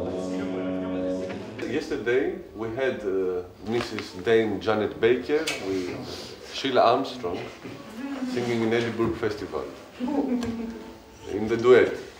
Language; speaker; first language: English; non-native, fluent; Greek